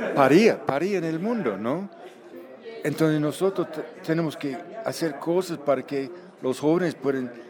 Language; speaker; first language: Spanish; non-native, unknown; English